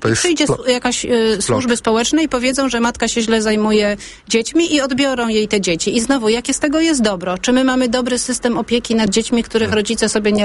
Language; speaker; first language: Polish; native; Polish